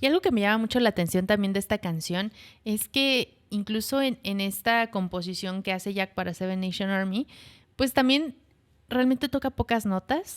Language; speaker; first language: Spanish; native; Spanish